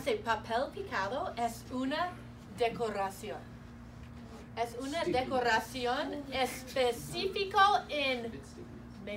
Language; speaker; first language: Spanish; non-native, fluent; English